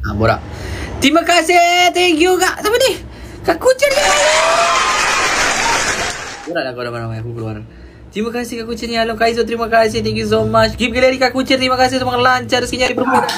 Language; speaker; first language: Malay; native; Malay